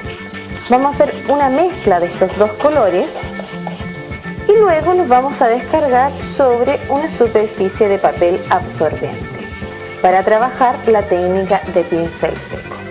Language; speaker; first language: Spanish; native; Spanish